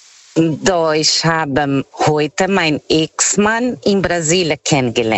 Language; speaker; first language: German; non-native, fluent; Portuguese